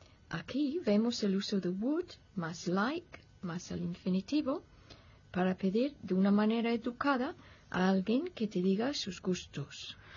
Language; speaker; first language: Spanish; native; Spanish